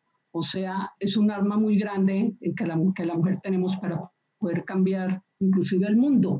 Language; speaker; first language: Spanish; native; Spanish